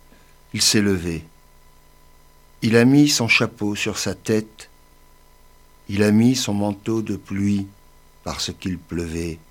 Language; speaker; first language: French; native; French